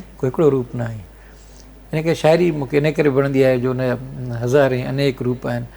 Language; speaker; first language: Sindhi; native; Sindhi